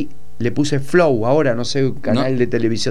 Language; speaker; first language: Spanish; native; Spanish